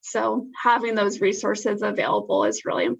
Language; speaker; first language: English; native; English